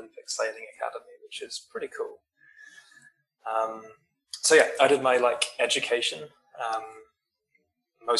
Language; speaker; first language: English; native; English